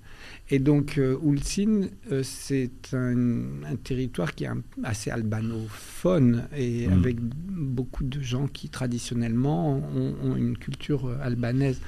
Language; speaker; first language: French; early bilingual, other home language; Albanian